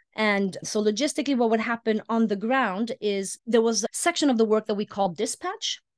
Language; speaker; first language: English; early bilingual, heritage; Icelandic